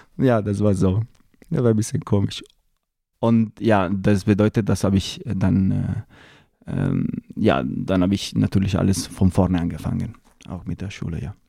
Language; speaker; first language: German; non-native, fluent; Italian